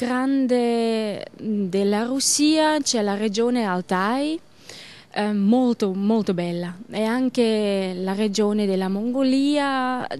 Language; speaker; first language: Italian; non-native, learner; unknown